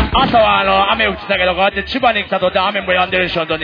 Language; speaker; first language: Japanese; native; Japanese